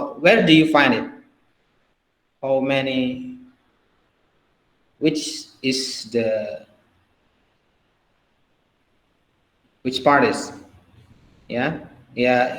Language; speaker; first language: English; non-native, fluent; Indonesian